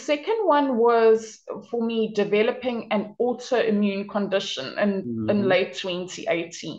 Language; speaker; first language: English; native; English